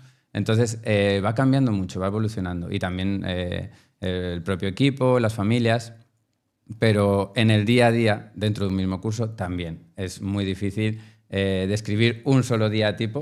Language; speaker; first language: Spanish; native; Spanish